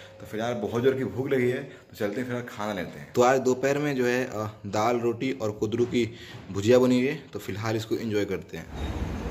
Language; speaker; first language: Hindi; native; Hindi